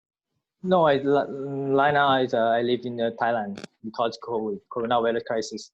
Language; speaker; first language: English; non-native, learner; Thai